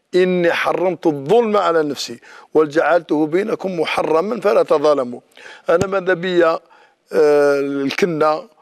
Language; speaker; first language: Arabic; native; Arabic